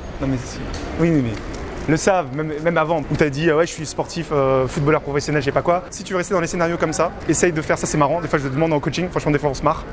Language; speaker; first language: French; native; French